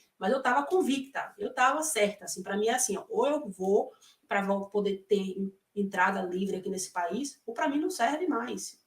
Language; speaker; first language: Portuguese; native; Portuguese